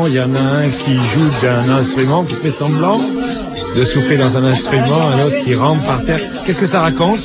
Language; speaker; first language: French; native; French